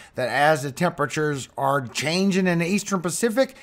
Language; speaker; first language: English; native; English